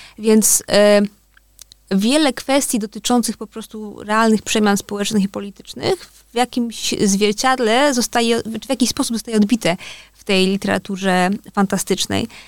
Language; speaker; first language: Polish; native; Polish